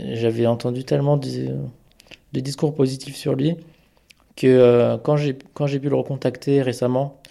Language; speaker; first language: French; early bilingual, other home language; Amharic